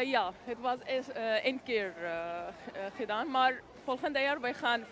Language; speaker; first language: Dutch; non-native, learner; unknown